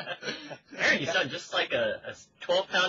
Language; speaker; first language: English; native; English